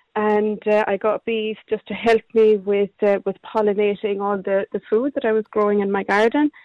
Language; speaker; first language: English; non-native, fluent; Swedish